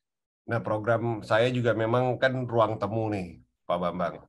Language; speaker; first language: Indonesian; native; Indonesian